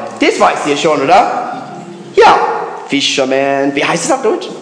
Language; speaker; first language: German; non-native, learner; English